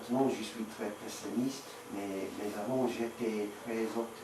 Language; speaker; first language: French; non-native, learner; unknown